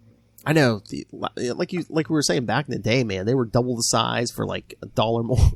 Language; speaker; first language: English; native; English